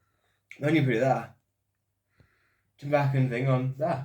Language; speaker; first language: Welsh; non-native, local second language; English